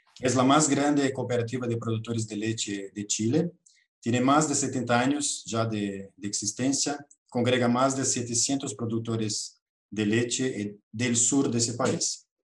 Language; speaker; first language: Spanish; non-native, fluent; Portuguese